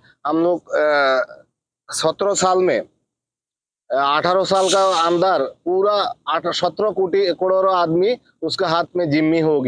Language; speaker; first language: Hindi; non-native, learner; Bangla